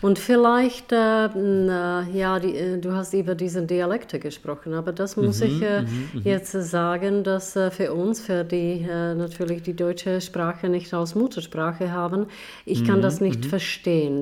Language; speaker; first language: German; non-native, fluent; Czech